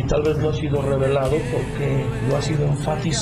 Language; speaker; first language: Spanish; native; Spanish